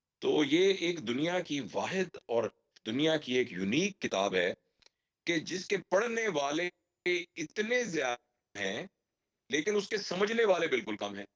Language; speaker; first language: Urdu; non-native, local second language; Punjabi